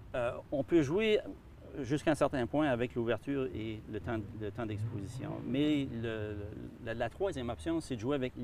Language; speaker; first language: French; native; French